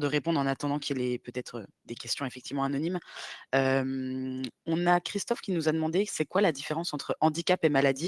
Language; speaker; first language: French; native; French